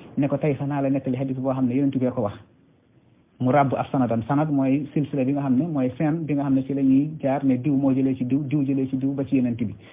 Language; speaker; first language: Wolof; non-native, local second language; Fula